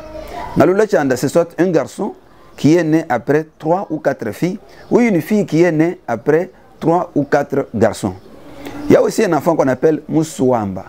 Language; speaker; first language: French; non-native, local second language; Luba-Lulua